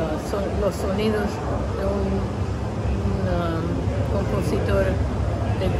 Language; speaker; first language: Spanish; non-native, local second language; English